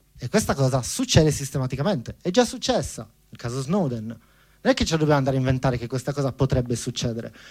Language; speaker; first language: Italian; native; Italian